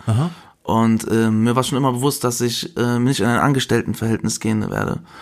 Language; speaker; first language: German; early bilingual, other home language; Spanish